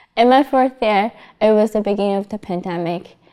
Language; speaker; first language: English; non-native, fluent; Chinese